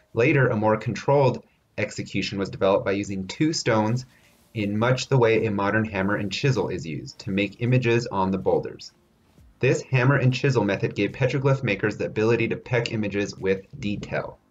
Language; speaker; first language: English; native; English